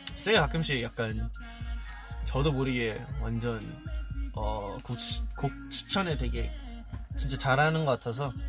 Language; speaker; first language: Korean; early bilingual, heritage; Korean